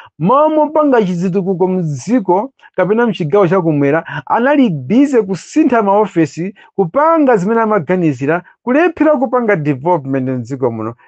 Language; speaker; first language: Nyanja; native; Nyanja